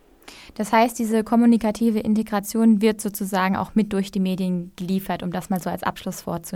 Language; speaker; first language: German; native; German